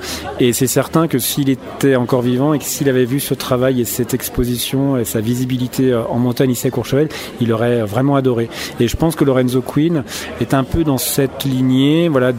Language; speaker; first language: French; native; French